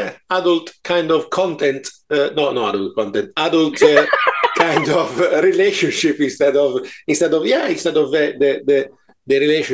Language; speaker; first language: English; non-native, fluent; Italian